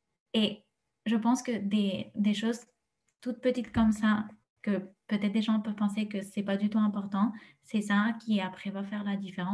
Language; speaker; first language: French; non-native, fluent; Spanish